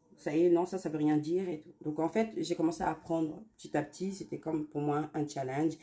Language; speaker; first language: French; native; French